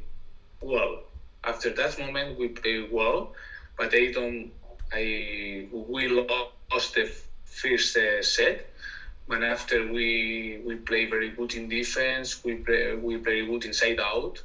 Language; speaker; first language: English; non-native, learner; Spanish